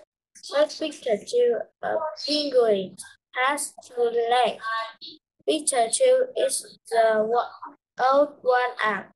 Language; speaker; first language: English; non-native, learner; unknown